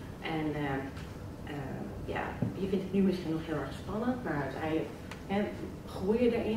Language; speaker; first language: Dutch; native; Dutch